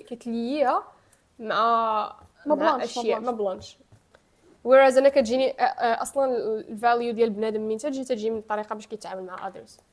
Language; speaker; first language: Arabic; native; Arabic